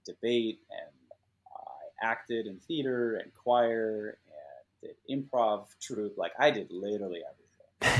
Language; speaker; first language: English; native; English